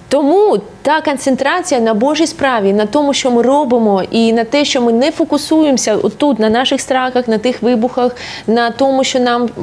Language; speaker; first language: Ukrainian; non-native, local second language; Russian